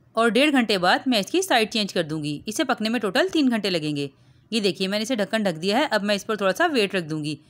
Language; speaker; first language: Urdu; native; Urdu